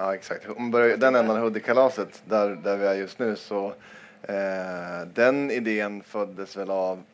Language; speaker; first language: Swedish; native; Swedish